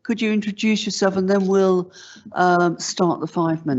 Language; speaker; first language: English; native; English